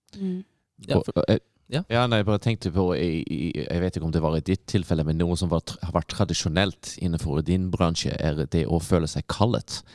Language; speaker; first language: Norwegian; non-native, fluent; English